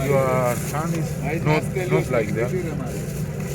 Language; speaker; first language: English; non-native, learner; Greek